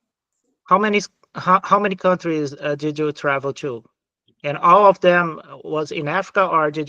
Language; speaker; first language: English; non-native, fluent; Portuguese